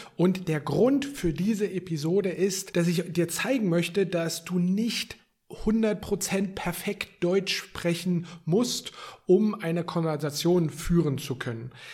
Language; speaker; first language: German; native; German